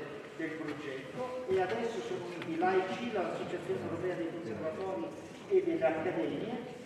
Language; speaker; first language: Italian; native; Italian